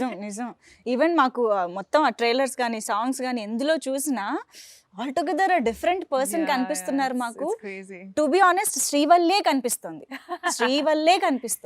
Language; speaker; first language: Telugu; native; Telugu